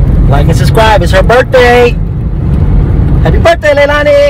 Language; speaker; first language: English; early bilingual, other home language; Spanish